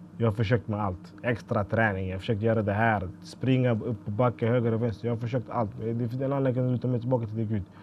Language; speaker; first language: Swedish; early bilingual, other home language; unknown